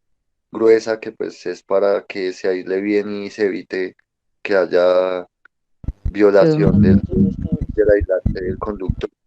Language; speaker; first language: Spanish; native; Spanish